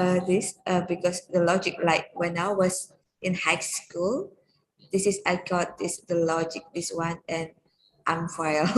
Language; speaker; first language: English; non-native, learner; Indonesian